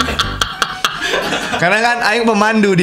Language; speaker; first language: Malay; non-native, local second language; Sundanese